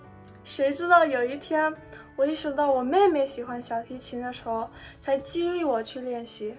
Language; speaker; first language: Chinese; early bilingual, heritage; Chinese